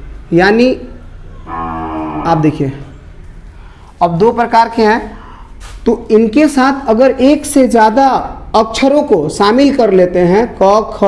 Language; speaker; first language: Hindi; native; Hindi